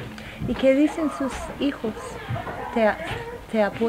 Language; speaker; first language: Spanish; non-native, fluent; English